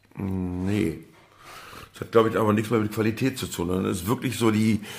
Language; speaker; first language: German; native; German